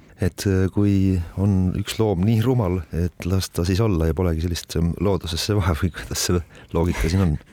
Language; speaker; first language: Estonian; native; Estonian